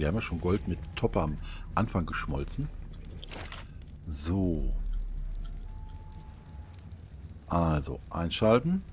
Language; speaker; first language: German; native; German